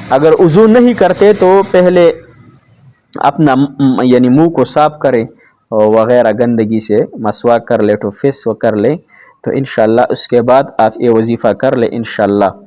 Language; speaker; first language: Urdu; non-native, local second language; Pashto